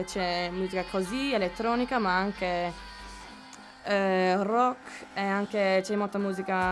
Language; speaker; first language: Italian; non-native, learner; English